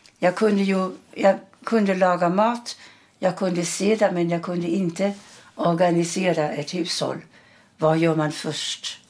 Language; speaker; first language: Swedish; early bilingual, other home language; German